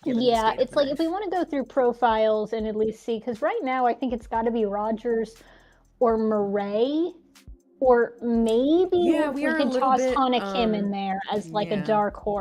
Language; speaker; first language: English; native; English